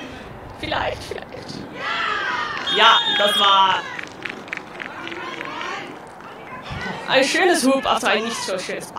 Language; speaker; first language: German; non-native, learner; Dutch